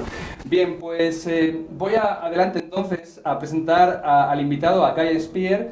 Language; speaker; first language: Spanish; native; Spanish